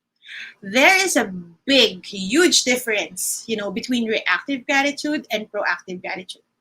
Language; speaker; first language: English; non-native, local second language; Filipino